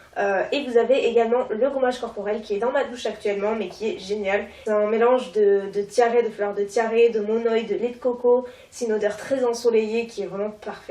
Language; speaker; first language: French; native; French